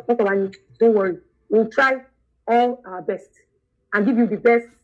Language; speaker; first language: English; non-native, local second language; Yoruba